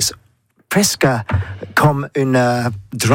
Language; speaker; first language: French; non-native, learner; English